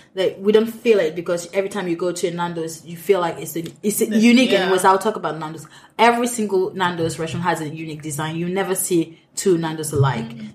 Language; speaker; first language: English; non-native, local second language; French